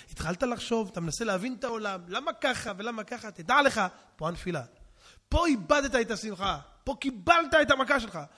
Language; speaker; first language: Hebrew; native; Hebrew